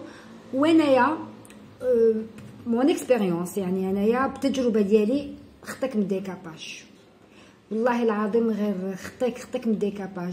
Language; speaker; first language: Arabic; native; Arabic